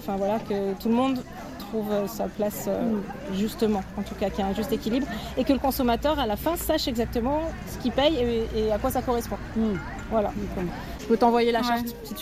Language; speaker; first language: French; native; French